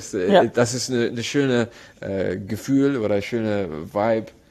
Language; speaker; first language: German; non-native, learner; Arabic